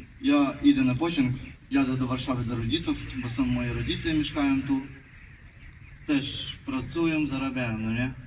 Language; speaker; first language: Polish; non-native, learner; Ukrainian